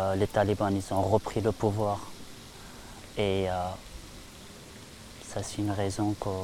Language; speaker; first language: French; non-native, learner; Persian